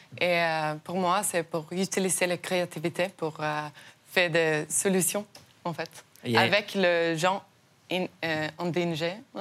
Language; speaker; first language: French; non-native, learner; Norwegian